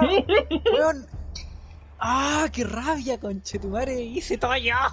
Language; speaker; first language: Spanish; native; Spanish